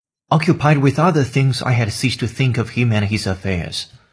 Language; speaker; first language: English; non-native, fluent; Chinese